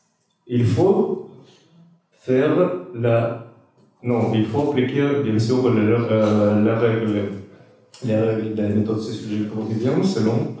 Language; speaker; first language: French; non-native, fluent; Russian